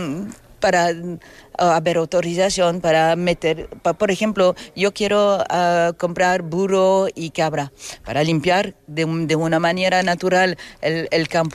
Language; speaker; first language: Spanish; non-native, learner; French